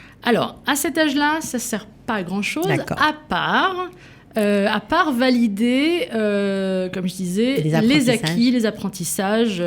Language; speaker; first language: French; native; French